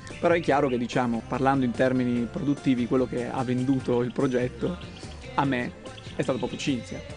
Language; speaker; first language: Italian; native; Italian